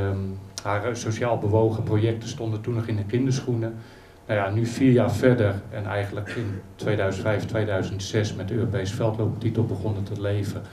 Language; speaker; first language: Dutch; native; Dutch